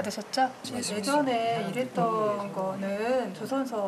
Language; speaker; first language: Korean; native; Korean